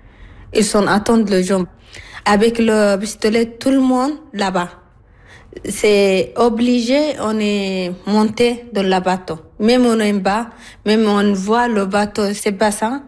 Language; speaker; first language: French; non-native, learner; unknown